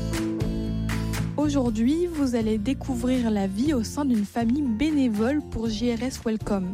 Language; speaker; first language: French; native; French